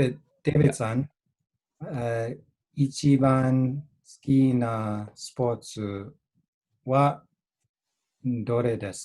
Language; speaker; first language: Japanese; non-native, learner; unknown